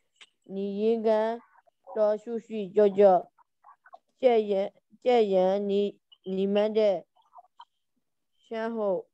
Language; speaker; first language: Chinese; non-native, learner; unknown